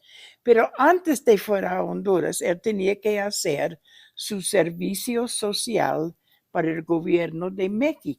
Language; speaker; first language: Spanish; non-native, fluent; English